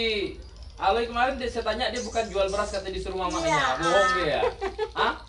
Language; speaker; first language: Indonesian; native; Indonesian